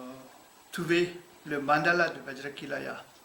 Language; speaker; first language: French; non-native, learner; Tibetan